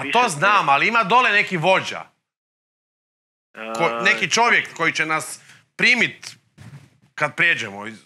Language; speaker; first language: Croatian; native; Croatian